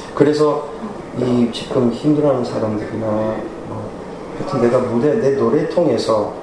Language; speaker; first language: Korean; early bilingual, heritage; Korean